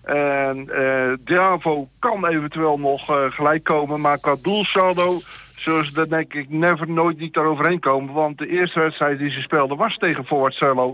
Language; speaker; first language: Dutch; native; Dutch